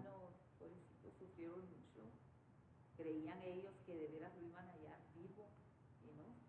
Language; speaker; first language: Spanish; native; Spanish